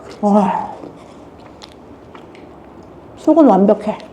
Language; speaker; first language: Korean; native; Korean